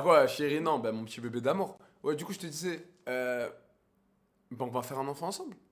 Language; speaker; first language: French; native; French